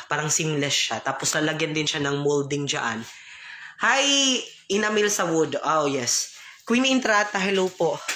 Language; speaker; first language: Filipino; non-native, local second language; Cebuano